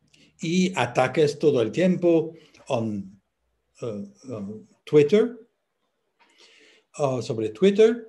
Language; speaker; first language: Spanish; non-native, fluent; French